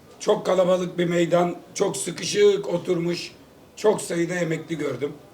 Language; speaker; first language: Turkish; native; Turkish